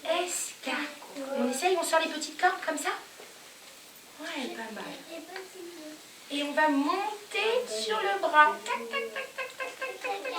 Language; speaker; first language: French; native; French